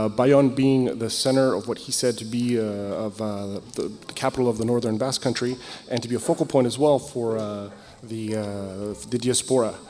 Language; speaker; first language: English; native; English